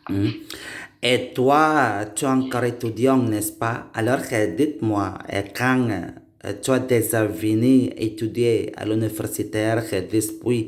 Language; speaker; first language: French; non-native, learner; Indonesian